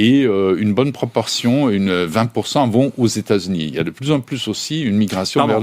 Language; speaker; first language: French; native; French